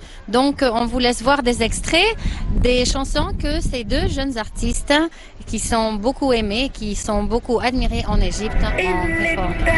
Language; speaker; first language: French; non-native, fluent; Arabic